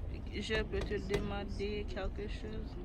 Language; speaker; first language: French; non-native, learner; Haitian Creole